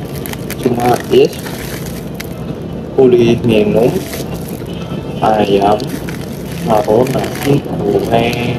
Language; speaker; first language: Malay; non-native, local second language; Javanese